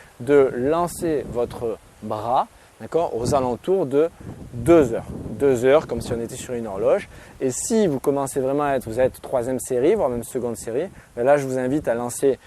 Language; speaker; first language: French; native; French